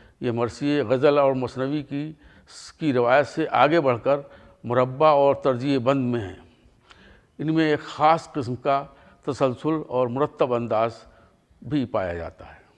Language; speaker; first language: Urdu; native; Urdu